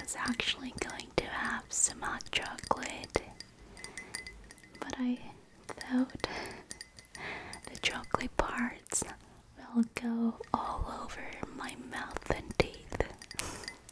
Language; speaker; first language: English; non-native, fluent; Korean